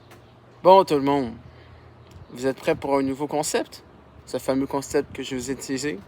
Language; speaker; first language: French; native; French